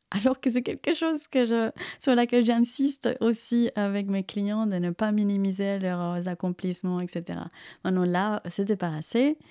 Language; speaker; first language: French; non-native, fluent; Spanish